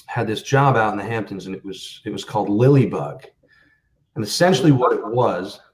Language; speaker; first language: English; native; English